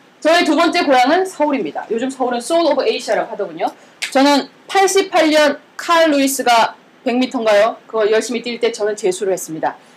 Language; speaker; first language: Korean; native; Korean